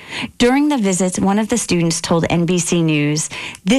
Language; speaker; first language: English; native; English